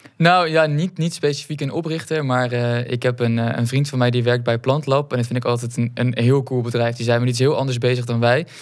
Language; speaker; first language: Dutch; native; Dutch